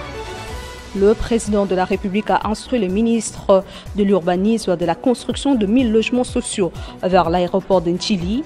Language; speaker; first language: French; non-native, local second language; Lingala